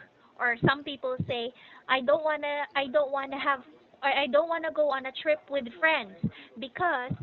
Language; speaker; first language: English; non-native, fluent; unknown